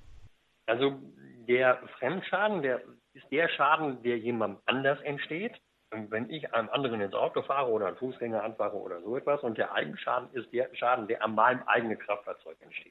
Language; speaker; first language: German; native; German